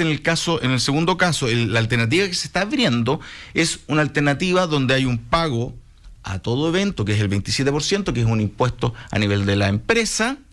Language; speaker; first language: Spanish; native; Spanish